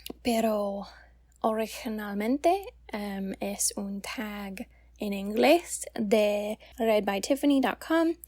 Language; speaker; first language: Spanish; non-native, learner; English